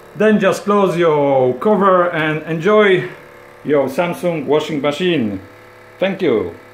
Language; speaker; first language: English; non-native, learner; Polish